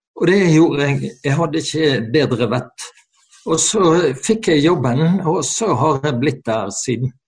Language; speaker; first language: Norwegian; native; Norwegian